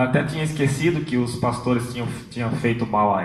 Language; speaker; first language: Portuguese; native; Portuguese